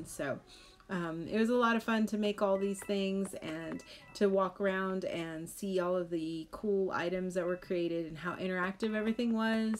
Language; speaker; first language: English; native; English